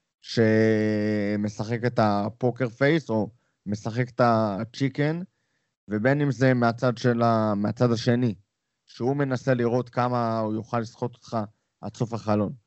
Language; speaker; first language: Hebrew; native; Hebrew